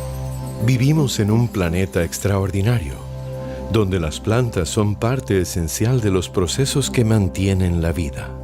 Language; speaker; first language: Spanish; native; Spanish